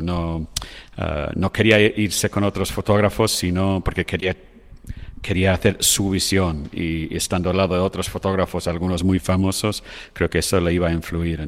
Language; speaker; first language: Spanish; non-native, fluent; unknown